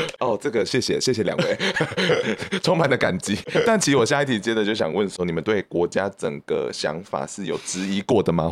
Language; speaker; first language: Chinese; native; Chinese